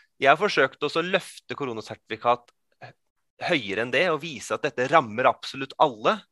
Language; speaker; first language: Norwegian; early bilingual, other home language; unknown